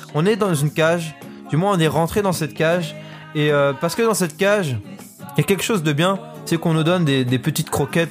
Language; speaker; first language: French; native; French